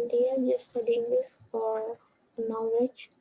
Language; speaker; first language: English; non-native, learner; Indonesian